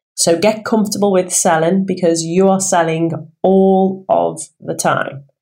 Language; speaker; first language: English; native; English